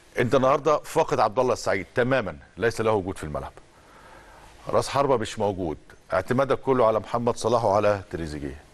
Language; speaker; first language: Egyptian Arabic; native; Egyptian Arabic